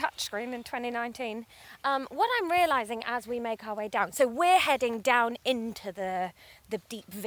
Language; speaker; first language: English; native; English